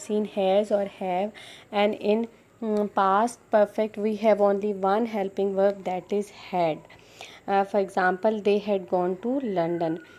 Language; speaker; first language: English; non-native, local second language; Urdu